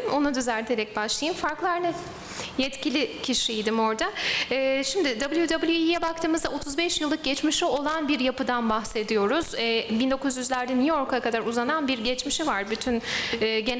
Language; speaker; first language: Turkish; native; Turkish